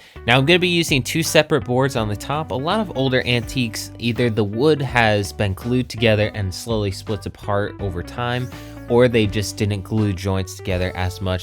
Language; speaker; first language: English; native; English